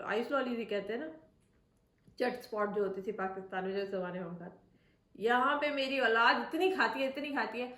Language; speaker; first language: Urdu; native; Urdu